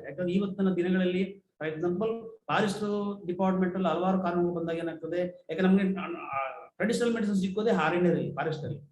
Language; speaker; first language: Kannada; non-native, local second language; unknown